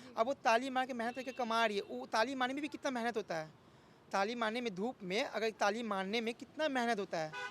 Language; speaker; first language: Hindi; native; Hindi